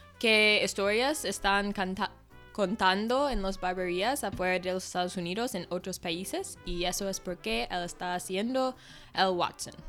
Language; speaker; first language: Spanish; non-native, fluent; English